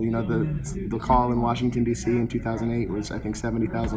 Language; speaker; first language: English; native; English